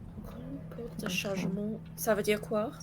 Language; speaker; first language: French; non-native, learner; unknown